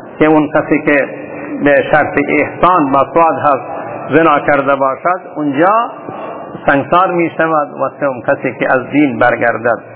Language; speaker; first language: Persian; non-native, local second language; Baluchi